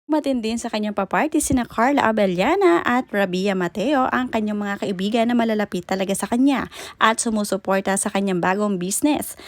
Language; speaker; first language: Filipino; native; Filipino